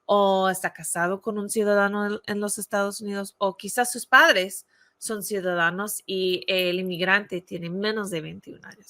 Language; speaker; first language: Spanish; non-native, fluent; English